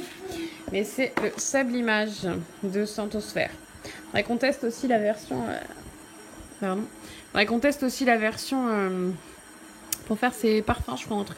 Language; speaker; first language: French; native; French